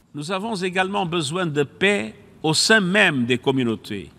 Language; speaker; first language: French; non-native, fluent; Portuguese